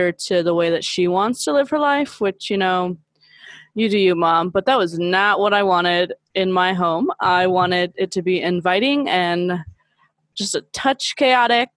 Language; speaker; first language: English; early bilingual, other home language; Spanish